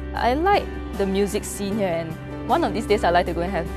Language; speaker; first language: English; non-native, local second language; Chinese